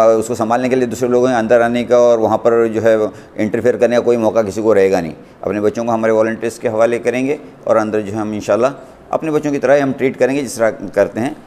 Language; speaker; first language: Hindi; non-native, local second language; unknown